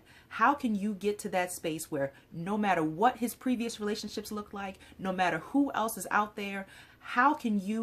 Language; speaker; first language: English; native; English